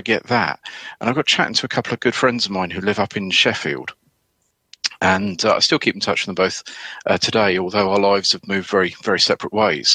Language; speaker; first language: English; native; English